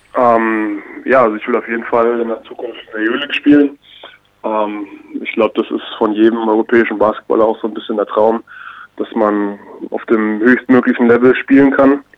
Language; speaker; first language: German; native; German